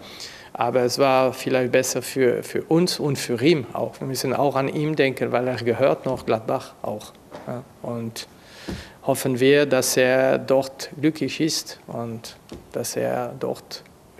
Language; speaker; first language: German; non-native, fluent; French